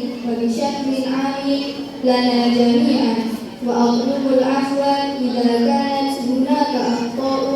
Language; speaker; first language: Arabic; non-native, learner; Indonesian